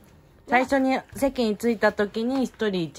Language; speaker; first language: Japanese; native; Japanese